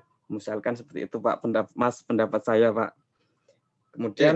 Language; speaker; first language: Indonesian; native; Indonesian